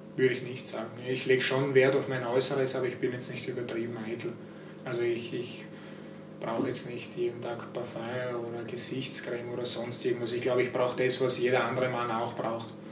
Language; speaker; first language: German; early bilingual, other home language; Croatian